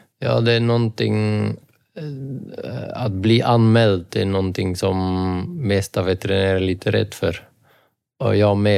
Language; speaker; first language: Swedish; non-native, fluent; Dutch